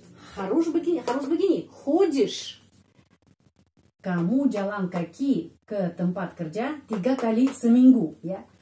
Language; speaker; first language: Indonesian; non-native, fluent; Russian